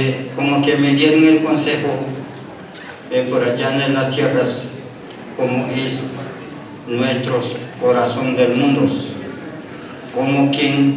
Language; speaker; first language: Spanish; non-native, local second language; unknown